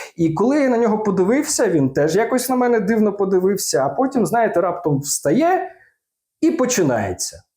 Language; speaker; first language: Ukrainian; non-native, local second language; Russian